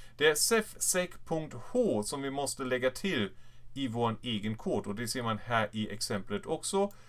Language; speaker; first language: Swedish; non-native, fluent; German